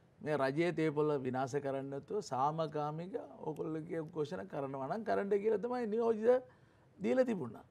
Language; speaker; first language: Sinhala; non-native, local second language; Tamil